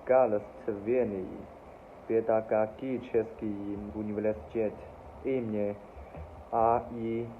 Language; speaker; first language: Russian; non-native, learner; Chinese